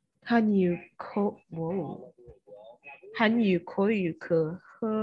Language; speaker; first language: Chinese; non-native, learner; English